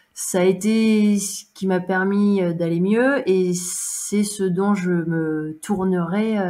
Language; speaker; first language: French; native; French